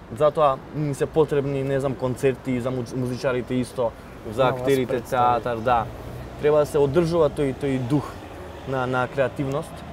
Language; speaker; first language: Macedonian; non-native, local second language; Albanian